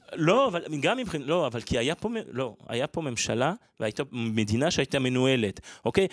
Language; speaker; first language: Hebrew; non-native, fluent; French